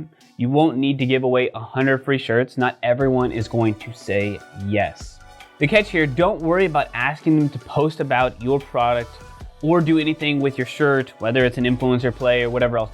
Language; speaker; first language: English; native; English